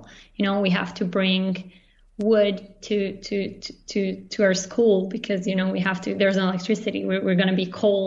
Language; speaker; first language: English; non-native, fluent; Serbian